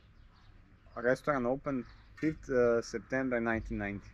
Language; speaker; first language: English; non-native, learner; Serbian